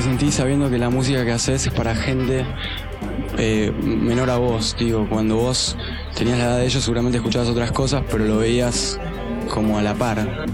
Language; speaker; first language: Spanish; native; Spanish